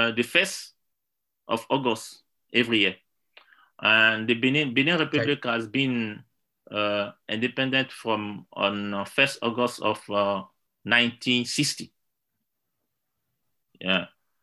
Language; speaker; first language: English; non-native, learner; Yoruba